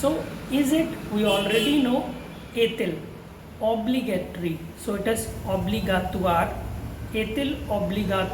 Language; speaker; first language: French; non-native, fluent; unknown